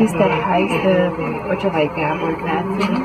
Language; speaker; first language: German; non-native, learner; Hungarian